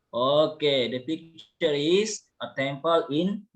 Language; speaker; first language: English; non-native, learner; Indonesian